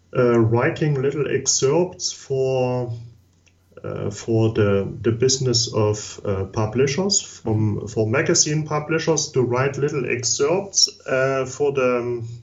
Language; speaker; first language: English; non-native, learner; German